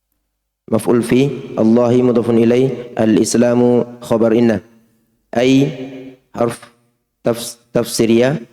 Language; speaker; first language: Arabic; non-native, learner; Indonesian